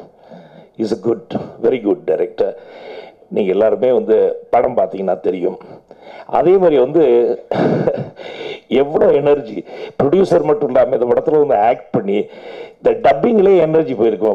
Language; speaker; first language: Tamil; native; Tamil